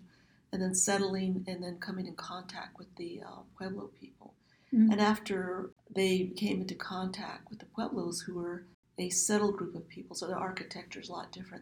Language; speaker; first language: English; early bilingual, other home language; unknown